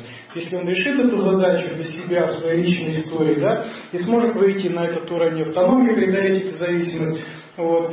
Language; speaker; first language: Russian; native; Russian